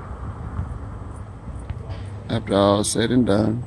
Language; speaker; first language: English; native; English